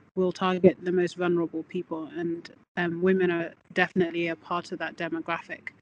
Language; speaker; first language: English; native; English